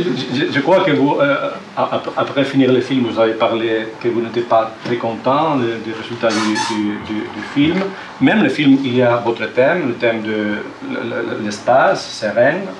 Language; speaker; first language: French; non-native, fluent; Spanish